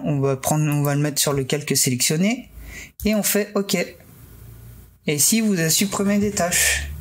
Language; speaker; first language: French; native; French